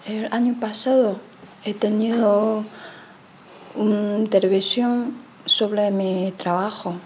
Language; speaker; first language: Spanish; non-native, learner; Chinese